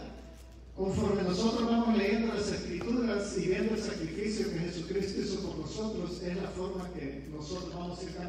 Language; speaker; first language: Spanish; native; Spanish